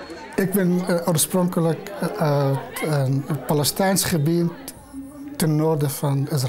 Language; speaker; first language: Dutch; non-native, fluent; Arabic